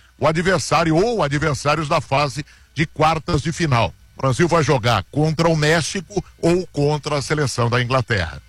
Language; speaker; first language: Portuguese; native; Portuguese